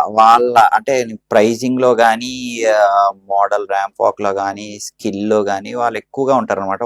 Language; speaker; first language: Telugu; early bilingual, heritage; Telugu